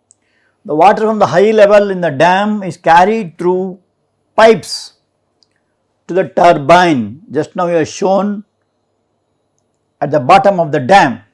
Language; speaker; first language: English; non-native, local second language; Kannada